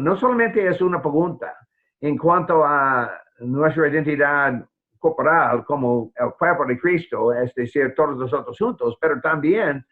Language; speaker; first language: Spanish; non-native, fluent; English